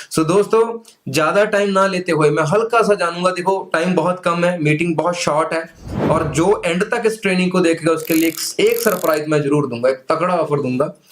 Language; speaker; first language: Hindi; native; Hindi